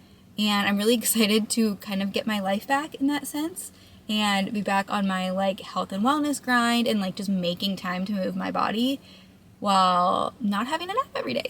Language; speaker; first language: English; native; English